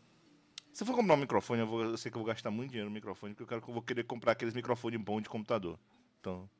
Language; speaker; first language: Portuguese; native; Portuguese